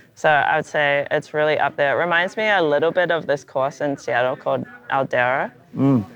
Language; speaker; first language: English; native; English